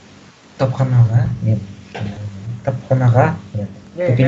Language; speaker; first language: Kazakh; non-native, local second language; Russian